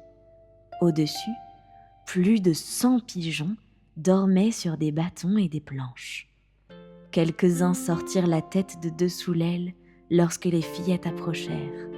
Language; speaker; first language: French; native; French